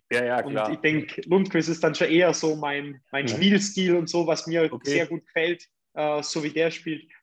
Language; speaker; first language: German; native; German